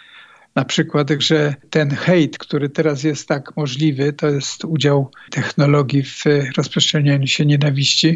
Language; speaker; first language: Polish; native; Polish